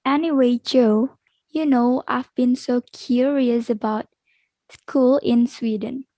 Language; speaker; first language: English; non-native, learner; Indonesian